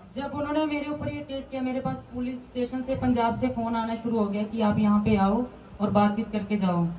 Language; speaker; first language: Hindi; non-native, local second language; Punjabi